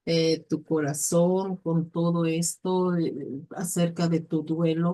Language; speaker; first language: Spanish; native; Spanish